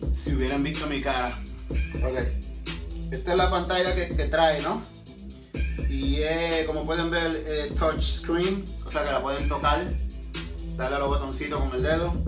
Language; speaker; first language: Spanish; early bilingual, heritage; Spanish